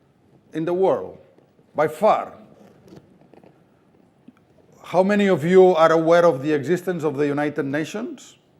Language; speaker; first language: English; non-native, fluent; Catalan